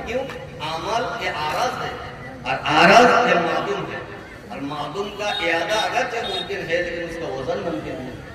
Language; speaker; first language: Urdu; native; Urdu